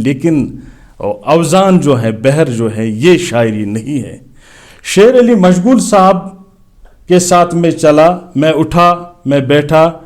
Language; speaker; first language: Urdu; non-native, local second language; Kashmiri